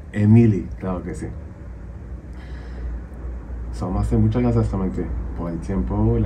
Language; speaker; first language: Spanish; non-native, learner; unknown